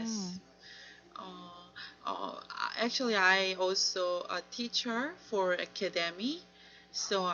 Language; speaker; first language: English; non-native, learner; Korean